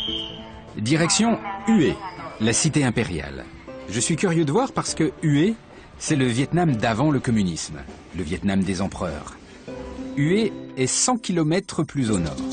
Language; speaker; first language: French; native; French